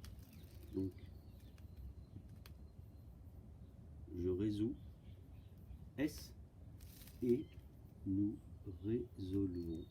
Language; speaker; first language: French; native; French